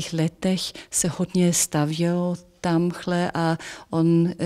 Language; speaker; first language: Czech; non-native, fluent; German